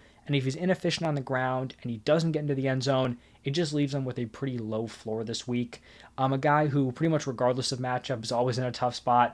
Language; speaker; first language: English; native; English